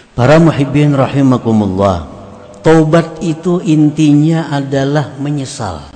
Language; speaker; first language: Indonesian; non-native, local second language; Banjar